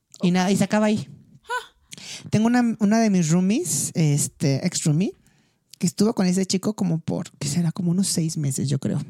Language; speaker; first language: Spanish; native; Spanish